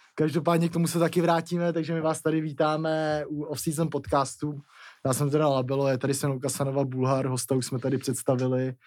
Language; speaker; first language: Czech; native; Czech